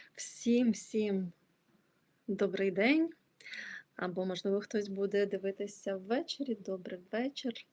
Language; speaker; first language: Ukrainian; non-native, local second language; Russian